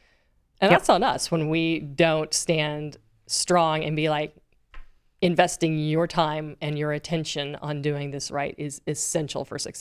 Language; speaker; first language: English; native; English